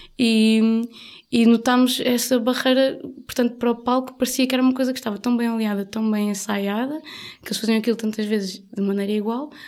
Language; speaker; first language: Portuguese; native; Portuguese